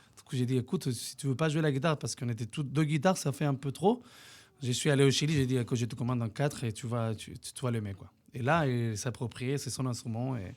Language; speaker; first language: French; non-native, fluent; Spanish